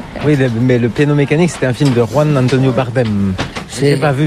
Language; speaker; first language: French; native; French